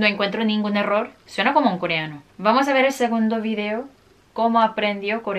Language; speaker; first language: Spanish; non-native, fluent; Korean